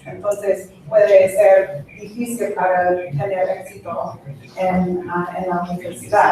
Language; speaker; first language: Spanish; non-native, fluent; English